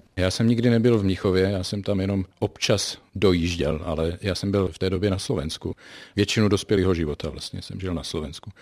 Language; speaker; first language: Czech; native; Czech